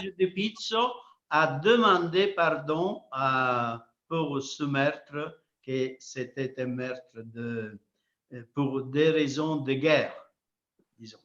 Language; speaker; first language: French; non-native, fluent; Italian